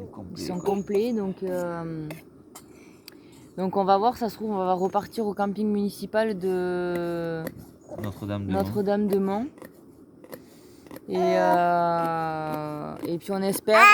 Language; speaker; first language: French; native; French